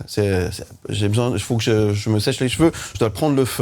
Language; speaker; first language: French; native; French